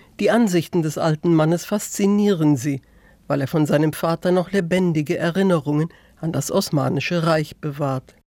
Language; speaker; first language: German; native; German